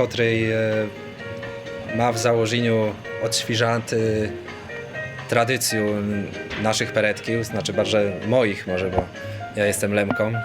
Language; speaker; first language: Polish; non-native, local second language; Rusyn